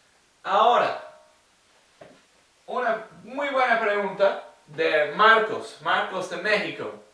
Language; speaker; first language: Spanish; non-native, learner; English